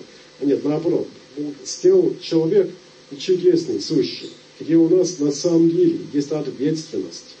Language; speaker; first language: Russian; non-native, fluent; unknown